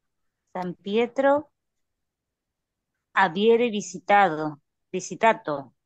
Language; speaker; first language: Italian; non-native, learner; Spanish